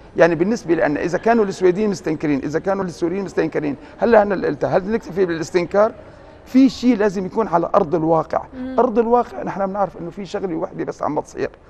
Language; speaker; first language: Arabic; native; Arabic